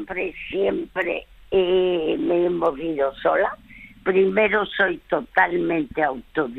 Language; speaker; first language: Spanish; early bilingual, other home language; French